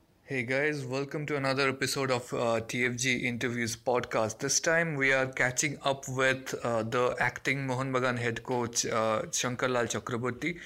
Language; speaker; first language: English; non-native, local second language; Bangla